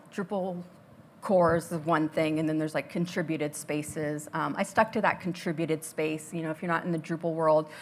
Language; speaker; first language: English; native; English